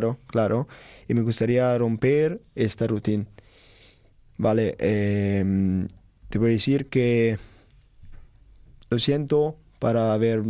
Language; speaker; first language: Spanish; non-native, learner; Italian